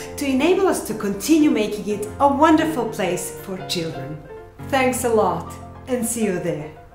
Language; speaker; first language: English; non-native, fluent; Serbian